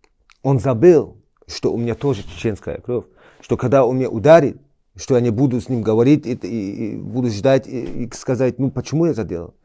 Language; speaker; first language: Russian; early bilingual, heritage; Chechen